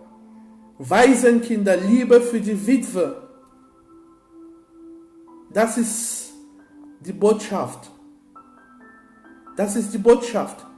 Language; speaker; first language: German; non-native, fluent; French